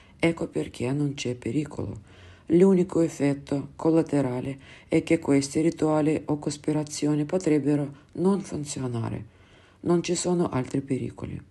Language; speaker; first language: Italian; non-native, fluent; Russian